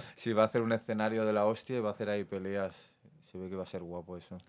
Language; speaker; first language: Spanish; native; Spanish